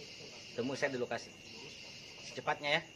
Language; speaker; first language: Indonesian; non-native, local second language; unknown